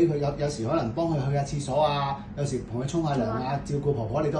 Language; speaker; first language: Cantonese; native; Cantonese